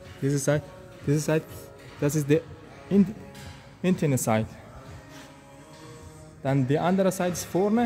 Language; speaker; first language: German; non-native, learner; Persian